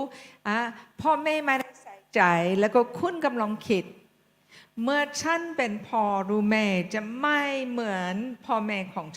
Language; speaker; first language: Thai; non-native, fluent; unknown